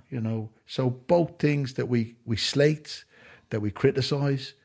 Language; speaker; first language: English; native; English